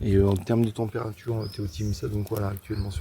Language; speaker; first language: French; native; French